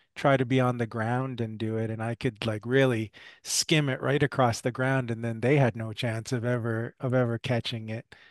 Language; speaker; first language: English; early bilingual, other home language; French